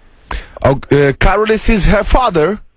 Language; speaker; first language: English; non-native, fluent; Lithuanian